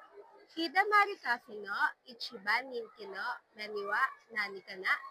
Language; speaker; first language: Japanese; non-native, learner; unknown